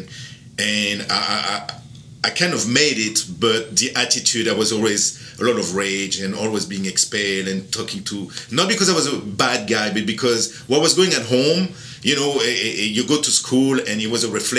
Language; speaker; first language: English; non-native, fluent; French